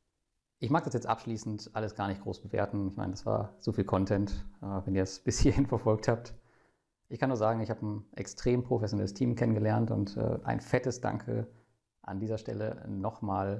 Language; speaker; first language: German; native; German